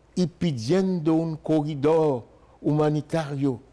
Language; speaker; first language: Spanish; non-native, fluent; Haitian Creole